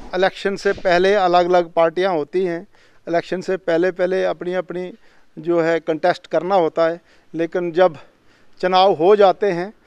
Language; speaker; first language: Hindi; native; Hindi